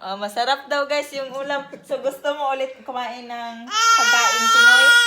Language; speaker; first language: Filipino; non-native, local second language; Cebuano